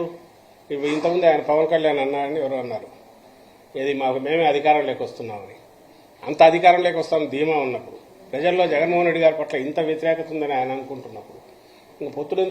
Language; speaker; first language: Telugu; native; Telugu